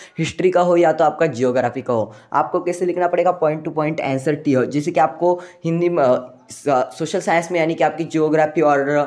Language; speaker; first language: Hindi; non-native, local second language; Marathi